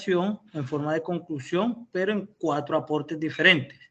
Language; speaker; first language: Spanish; native; Spanish